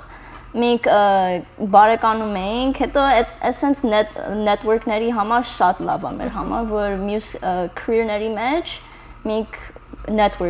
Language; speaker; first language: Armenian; early bilingual, heritage; Armenian